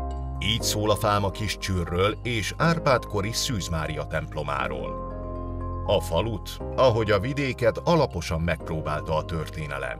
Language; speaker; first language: Hungarian; native; Hungarian